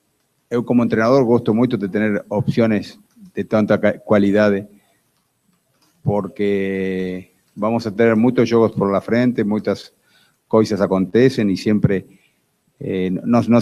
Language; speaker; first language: Spanish; non-native, fluent; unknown